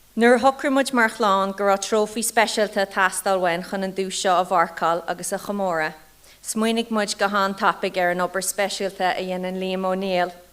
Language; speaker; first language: Irish; native; Irish